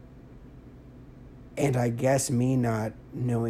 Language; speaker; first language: English; native; English